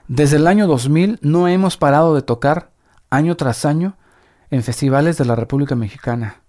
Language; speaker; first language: Spanish; native; Spanish